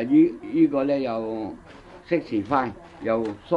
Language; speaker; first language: Cantonese; native; Cantonese